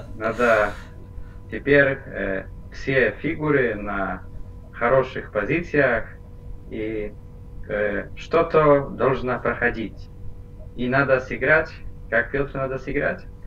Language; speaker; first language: Russian; non-native, fluent; Polish